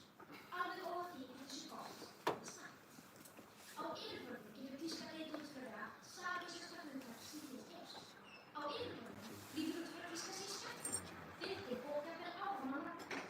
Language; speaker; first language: Icelandic; native; Icelandic